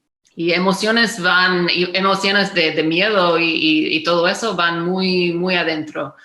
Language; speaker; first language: Spanish; non-native, fluent; English